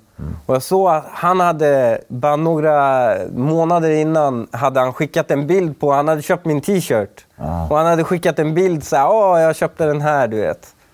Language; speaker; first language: Swedish; early bilingual, other home language; Persian